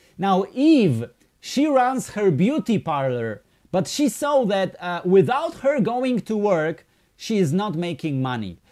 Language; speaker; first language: English; non-native, fluent; Polish